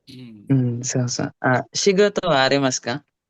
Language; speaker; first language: Japanese; non-native, learner; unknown